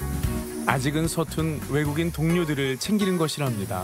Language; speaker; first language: Korean; native; Korean